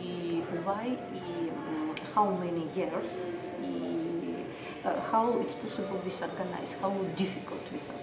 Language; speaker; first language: English; non-native, learner; Russian